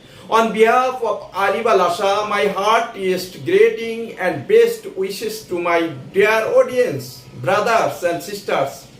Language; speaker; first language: English; non-native, local second language; Bangla